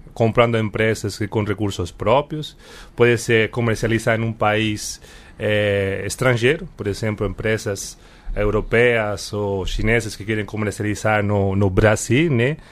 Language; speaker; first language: Portuguese; non-native, fluent; Spanish